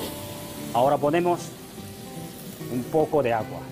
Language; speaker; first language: Spanish; non-native, fluent; Chinese